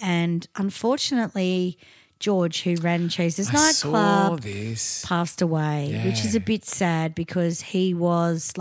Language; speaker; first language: English; native; English